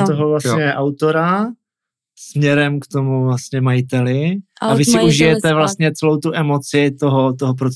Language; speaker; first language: Czech; native; Czech